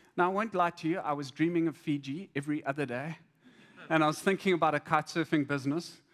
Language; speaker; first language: English; native; English